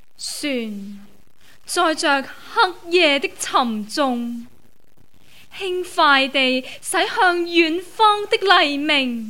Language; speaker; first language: Chinese; non-native, local second language; Cantonese